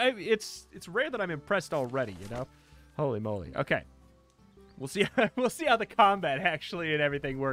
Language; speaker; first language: English; native; English